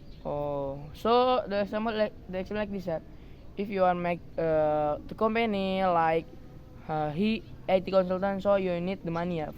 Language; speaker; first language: English; non-native, learner; Indonesian